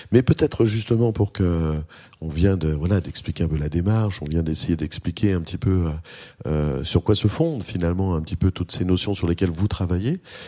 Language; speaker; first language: French; native; French